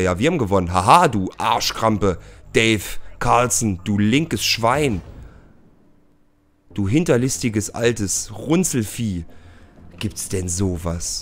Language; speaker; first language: German; native; German